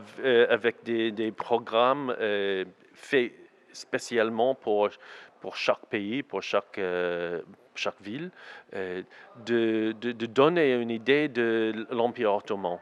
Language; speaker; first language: French; non-native, learner; English